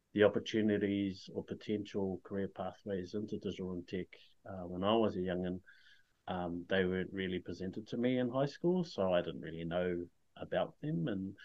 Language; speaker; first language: English; native; English